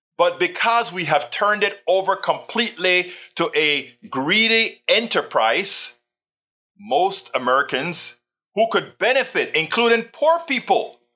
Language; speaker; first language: English; non-native, fluent; Spanish